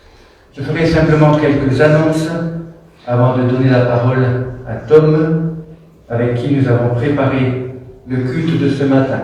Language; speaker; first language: French; native; French